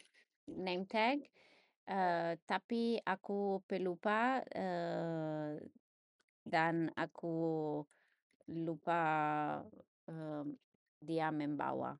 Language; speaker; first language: Indonesian; non-native, learner; English